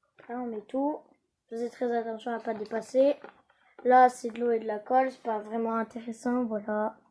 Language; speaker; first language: French; native; French